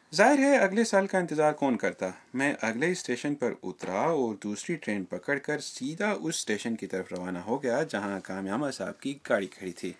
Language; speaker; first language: Urdu; native; Urdu